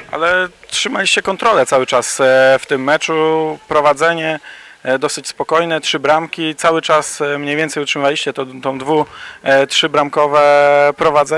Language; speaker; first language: Polish; native; Polish